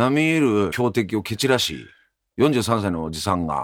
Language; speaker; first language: Japanese; native; Japanese